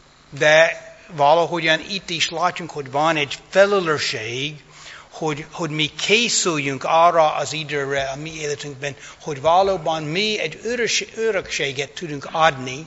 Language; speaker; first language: Hungarian; non-native, fluent; English